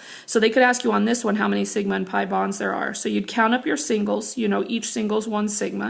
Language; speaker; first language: English; native; English